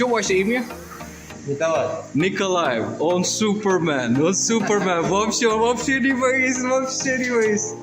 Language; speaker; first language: Russian; non-native, learner; Hindi